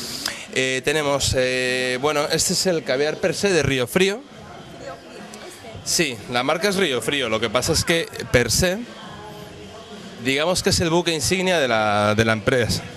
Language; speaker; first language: Spanish; native; Spanish